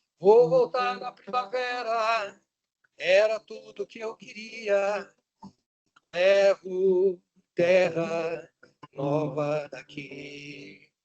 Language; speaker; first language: Portuguese; native; Portuguese